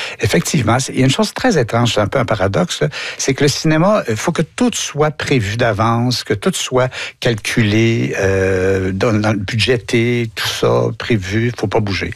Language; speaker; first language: French; native; French